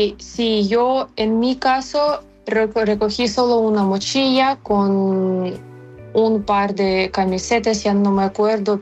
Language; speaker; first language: Spanish; non-native, fluent; Ukrainian